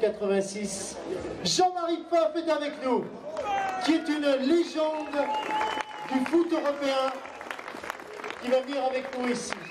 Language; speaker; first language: French; native; French